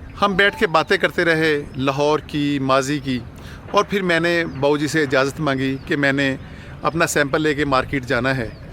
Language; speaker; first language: Urdu; non-native, local second language; Punjabi